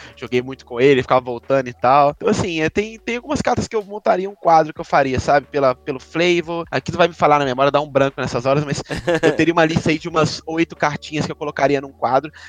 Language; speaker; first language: Portuguese; native; Portuguese